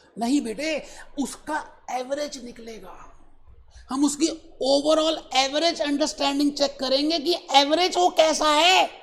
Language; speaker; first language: Hindi; native; Hindi